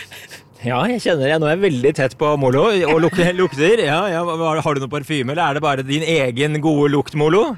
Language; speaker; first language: Norwegian; native; Norwegian